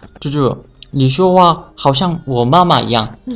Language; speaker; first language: Chinese; non-native, fluent; Korean